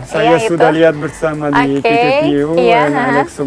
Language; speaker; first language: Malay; non-native, learner; Italian